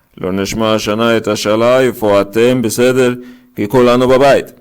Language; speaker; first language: Hebrew; non-native, learner; Arabic